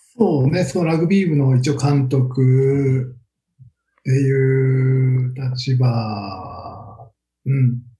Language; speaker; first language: Japanese; native; Japanese